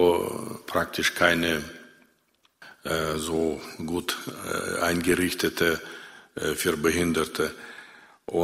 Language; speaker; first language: German; non-native, fluent; Russian